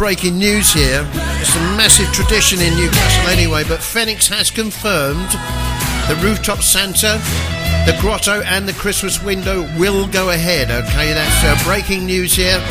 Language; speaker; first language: English; native; English